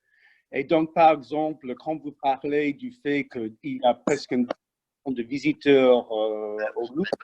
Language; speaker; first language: French; non-native, fluent; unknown